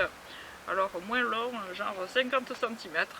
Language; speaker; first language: French; native; French